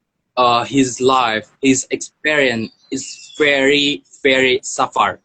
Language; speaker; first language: English; non-native, learner; Indonesian